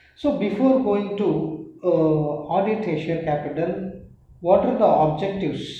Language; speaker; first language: English; non-native, local second language; Kannada